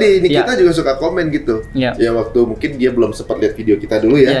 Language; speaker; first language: Indonesian; native; Indonesian